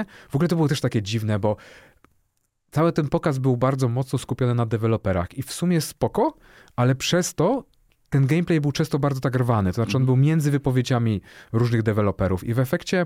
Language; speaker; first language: Polish; native; Polish